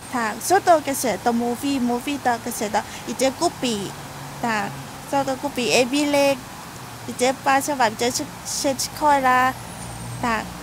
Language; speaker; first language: Polish; non-native, learner; Thai